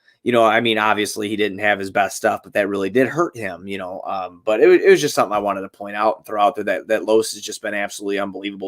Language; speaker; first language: English; native; English